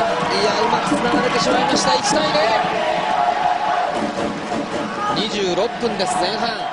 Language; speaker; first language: Japanese; native; Japanese